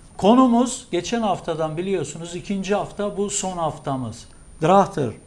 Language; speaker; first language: Turkish; native; Turkish